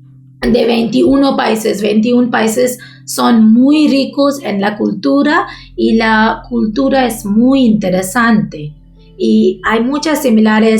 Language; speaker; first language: Spanish; non-native, learner; Bangla